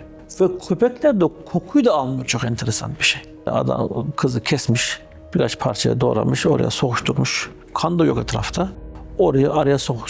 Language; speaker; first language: Turkish; early bilingual, heritage; Turkish